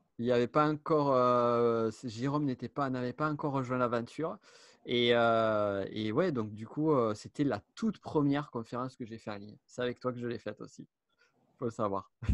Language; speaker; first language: French; native; French